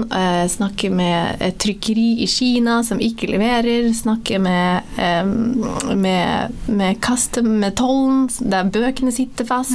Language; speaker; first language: Norwegian; early bilingual, other home language; Somali